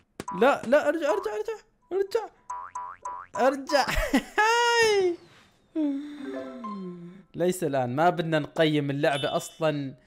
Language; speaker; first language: Arabic; native; Arabic